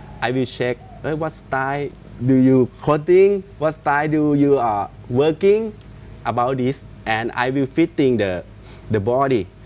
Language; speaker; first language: English; non-native, learner; Thai